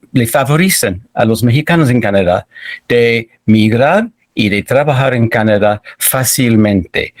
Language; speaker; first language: Spanish; non-native, fluent; English